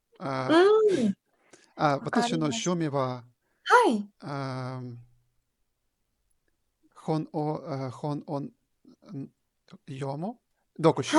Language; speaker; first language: Japanese; non-native, learner; Ukrainian